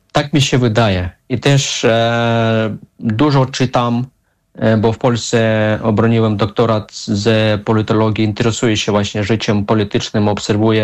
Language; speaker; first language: Polish; non-native, fluent; Russian